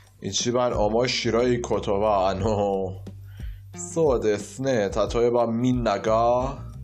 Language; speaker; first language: Japanese; non-native, fluent; Persian